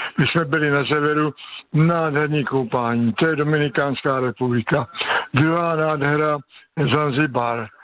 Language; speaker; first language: Czech; native; Czech